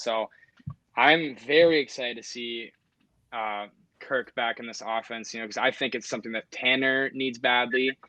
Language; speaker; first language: English; native; English